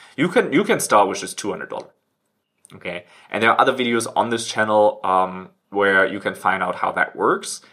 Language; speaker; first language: English; non-native, fluent; German